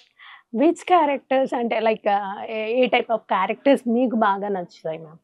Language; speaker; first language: Telugu; native; Telugu